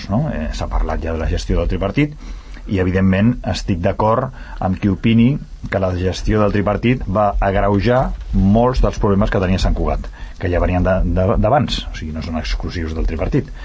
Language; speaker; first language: Catalan; native; Catalan